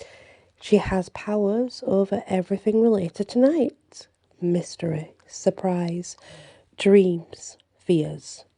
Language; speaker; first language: English; native; English